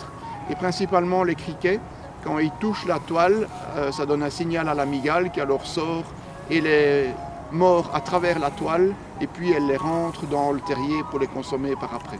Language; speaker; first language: French; native; French